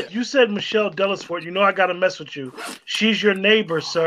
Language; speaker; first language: English; native; English